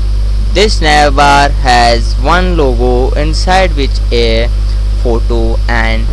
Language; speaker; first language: English; non-native, learner; Hindi